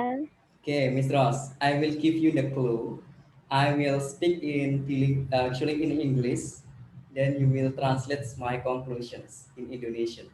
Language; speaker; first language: English; non-native, learner; Indonesian